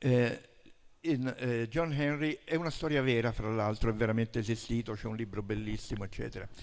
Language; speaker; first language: Italian; native; Italian